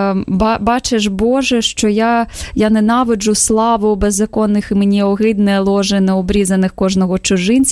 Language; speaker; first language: Ukrainian; native; Ukrainian